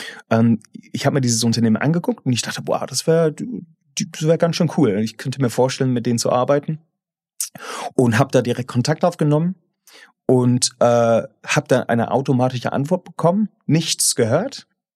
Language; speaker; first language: German; non-native, fluent; English